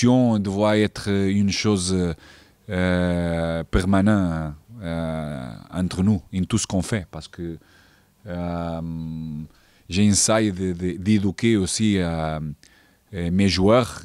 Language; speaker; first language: French; non-native, fluent; Portuguese